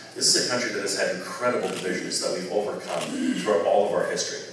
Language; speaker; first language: English; native; English